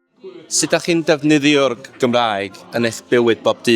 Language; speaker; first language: Welsh; non-native, learner; Cantonese